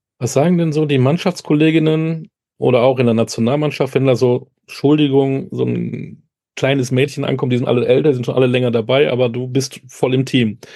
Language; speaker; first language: German; native; German